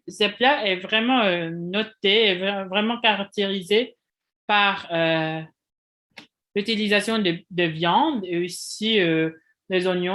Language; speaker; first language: French; non-native, fluent; Indonesian